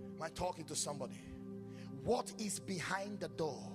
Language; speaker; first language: English; non-native, local second language; Yoruba